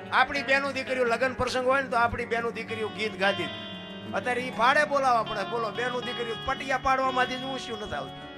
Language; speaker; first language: Gujarati; native; Gujarati